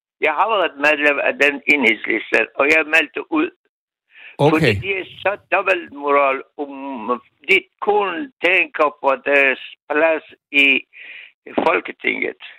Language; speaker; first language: Danish; non-native, learner; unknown